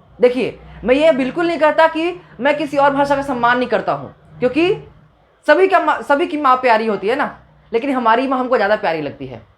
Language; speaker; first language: Hindi; non-native, local second language; Maithili